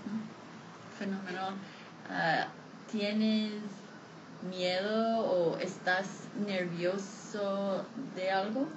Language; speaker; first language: Spanish; non-native, fluent; English